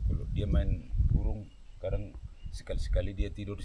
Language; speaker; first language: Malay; non-native, local second language; Batak Toba